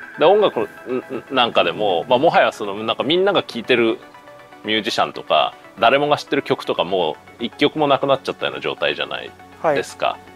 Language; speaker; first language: Japanese; native; Japanese